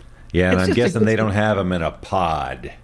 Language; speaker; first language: English; native; English